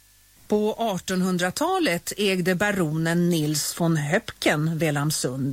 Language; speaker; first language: Swedish; native; Swedish